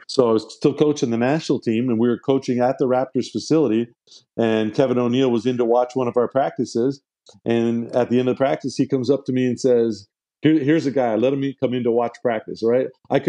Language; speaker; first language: English; native; English